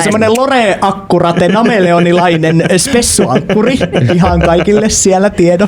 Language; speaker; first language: Finnish; native; Finnish